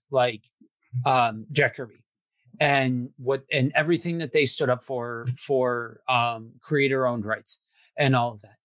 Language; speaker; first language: English; native; English